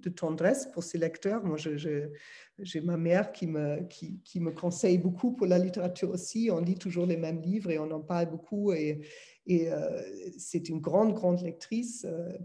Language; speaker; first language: French; non-native, fluent; German